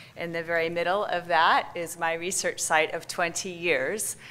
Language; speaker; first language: English; native; English